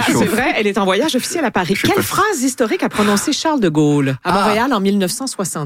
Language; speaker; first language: French; native; French